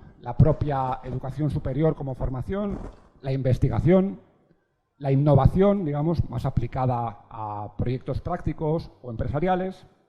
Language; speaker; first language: Spanish; native; Spanish